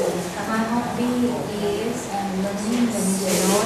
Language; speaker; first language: English; non-native, learner; Thai